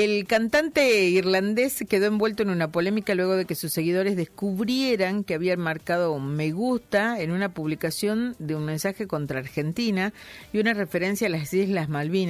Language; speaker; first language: Spanish; native; Spanish